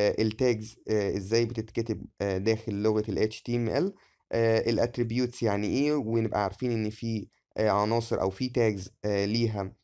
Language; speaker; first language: Arabic; native; Arabic